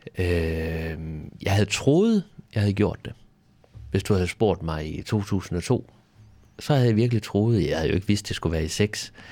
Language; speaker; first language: Danish; native; Danish